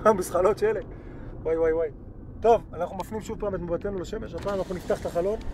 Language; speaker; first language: Hebrew; native; Hebrew